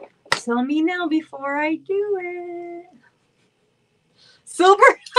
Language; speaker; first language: English; native; English